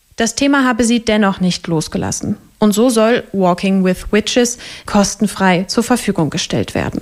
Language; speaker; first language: German; native; German